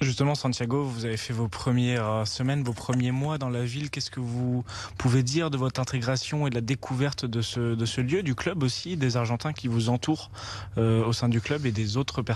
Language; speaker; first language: French; native; French